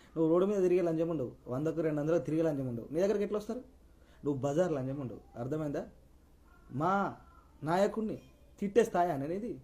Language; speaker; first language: Telugu; native; Telugu